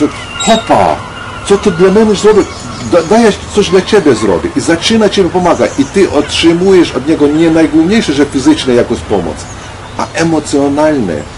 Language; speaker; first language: Polish; non-native, learner; Ukrainian